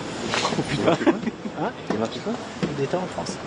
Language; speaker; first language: French; native; French